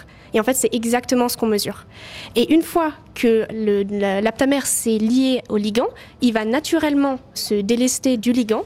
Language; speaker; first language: French; native; French